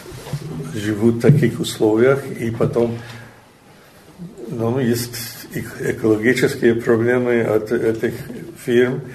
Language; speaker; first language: Russian; non-native, learner; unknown